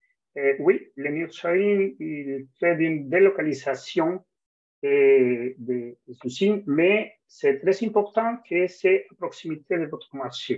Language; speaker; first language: French; non-native, fluent; Spanish